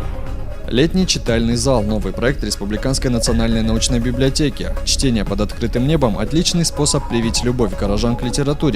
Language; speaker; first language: Russian; native; Russian